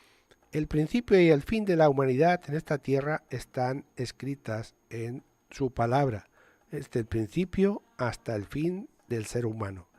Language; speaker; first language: Spanish; native; Spanish